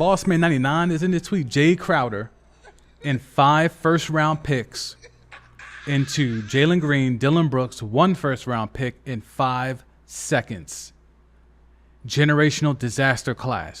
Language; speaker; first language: English; native; English